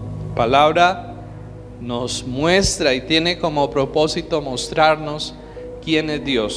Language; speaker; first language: Spanish; native; Spanish